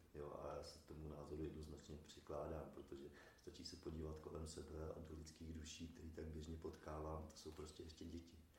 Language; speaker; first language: Czech; native; Czech